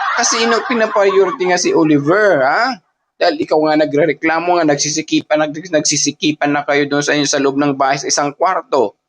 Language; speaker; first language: Filipino; non-native, local second language; Waray